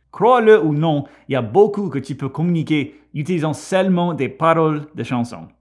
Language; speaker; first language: French; non-native, local second language; English